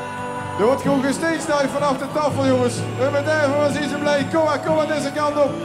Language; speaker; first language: Dutch; native; Dutch